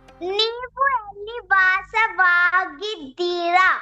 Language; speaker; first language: Kannada; non-native, learner; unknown